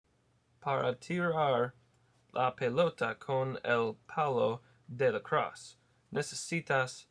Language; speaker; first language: Spanish; non-native, learner; English